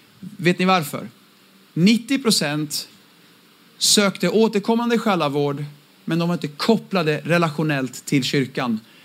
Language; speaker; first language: Swedish; early bilingual, other home language; Aramaic